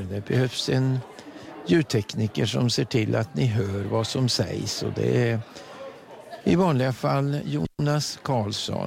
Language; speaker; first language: Swedish; native; Swedish